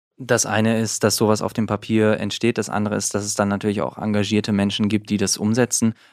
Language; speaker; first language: German; native; German